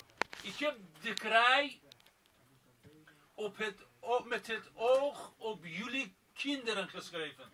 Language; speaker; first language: Dutch; non-native, fluent; Persian